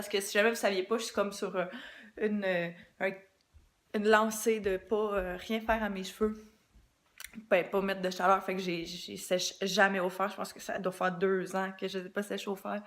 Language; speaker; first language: French; native; French